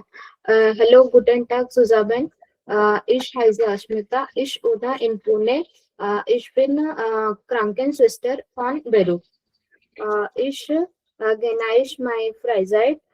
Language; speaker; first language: German; non-native, learner; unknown